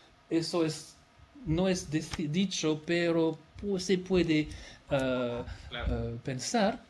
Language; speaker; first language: Spanish; non-native, fluent; French